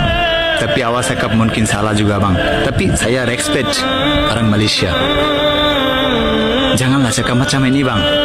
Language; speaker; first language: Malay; non-native, learner; Bangla